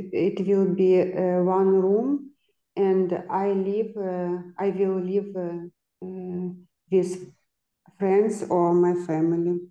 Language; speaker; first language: English; non-native, learner; Ukrainian